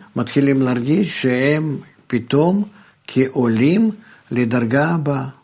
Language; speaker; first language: Hebrew; non-native, fluent; Russian